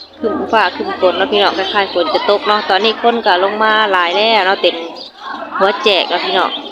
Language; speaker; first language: Thai; non-native, local second language; Lao